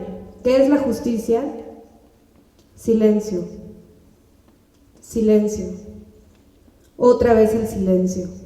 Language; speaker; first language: Spanish; native; Spanish